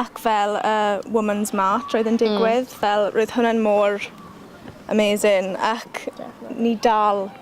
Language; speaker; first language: Welsh; non-native, local second language; English